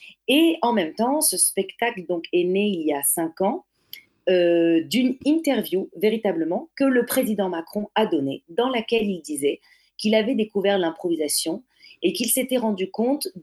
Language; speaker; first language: French; native; French